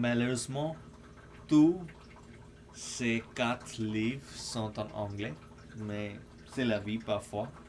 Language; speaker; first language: French; non-native, fluent; English